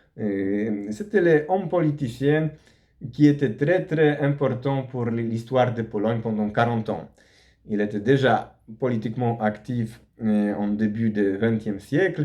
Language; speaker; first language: French; non-native, learner; Polish